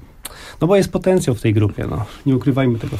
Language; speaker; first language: Polish; native; Polish